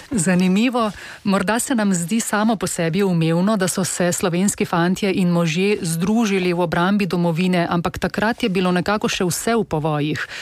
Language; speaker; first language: Slovenian; native; Slovenian